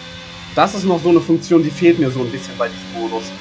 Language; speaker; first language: German; native; German